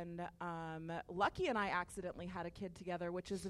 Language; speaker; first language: English; native; English